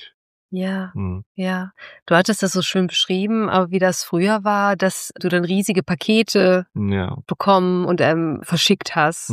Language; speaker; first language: German; native; German